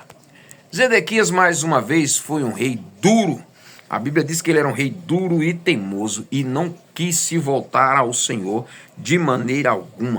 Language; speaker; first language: Portuguese; native; Portuguese